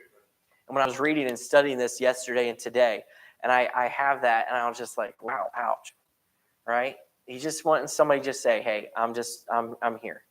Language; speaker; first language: English; native; English